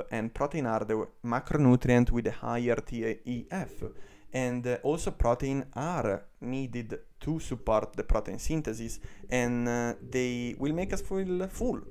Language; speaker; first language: English; non-native, fluent; Italian